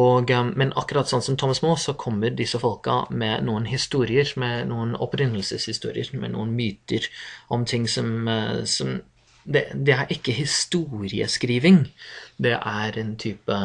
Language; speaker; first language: Norwegian; non-native, fluent; English